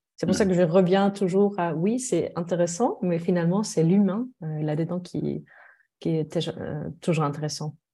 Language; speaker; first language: French; non-native, fluent; German